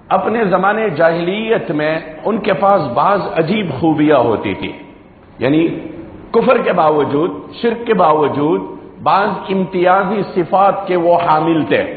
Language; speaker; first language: Urdu; non-native, local second language; Gujarati